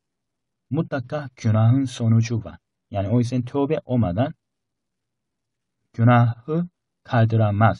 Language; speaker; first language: Turkish; non-native, fluent; Korean